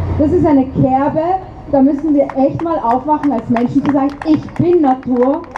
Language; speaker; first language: German; early bilingual, other home language; Arabic